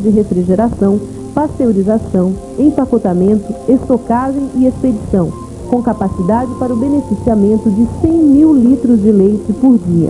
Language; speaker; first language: Portuguese; native; Portuguese